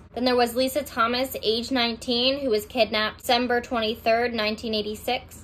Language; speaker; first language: English; native; English